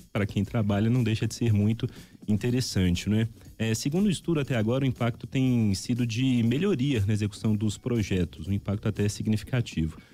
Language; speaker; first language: Portuguese; native; Portuguese